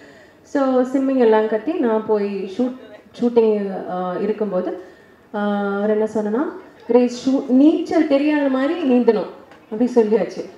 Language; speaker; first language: Tamil; non-native, learner; Malayalam